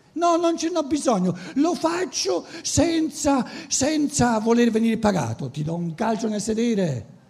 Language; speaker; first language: Italian; native; Italian